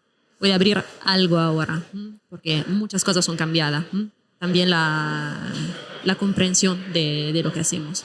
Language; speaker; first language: Spanish; non-native, fluent; Italian